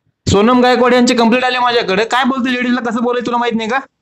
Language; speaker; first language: Marathi; native; Marathi